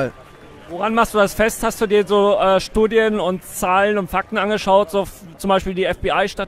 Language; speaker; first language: German; native; German